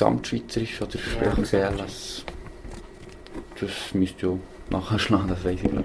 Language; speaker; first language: German; native; German